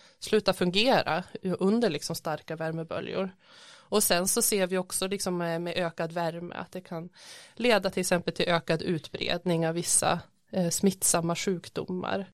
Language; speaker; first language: Swedish; native; Swedish